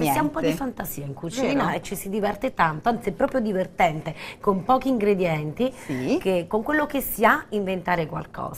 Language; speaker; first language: Italian; native; Italian